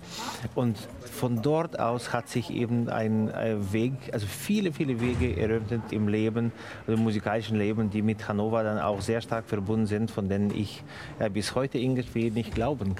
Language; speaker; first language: German; non-native, fluent; Ukrainian